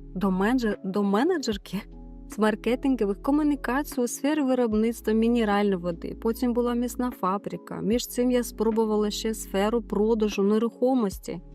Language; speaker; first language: Ukrainian; native; Ukrainian